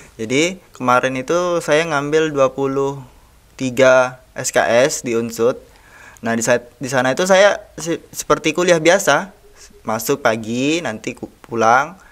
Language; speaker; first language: Indonesian; native; Indonesian